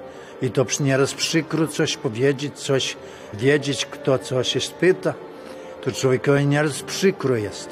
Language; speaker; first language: Polish; early bilingual, heritage; Portuguese